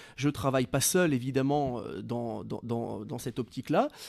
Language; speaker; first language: French; native; French